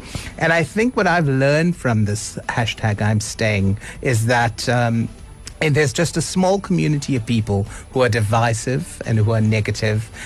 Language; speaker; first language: English; native; English